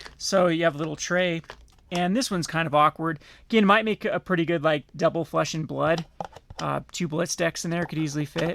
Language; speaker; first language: English; native; English